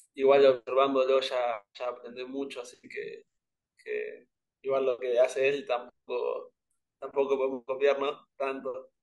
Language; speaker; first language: Spanish; native; Spanish